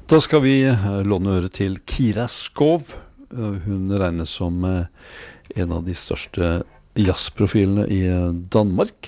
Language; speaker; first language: Norwegian; native; Norwegian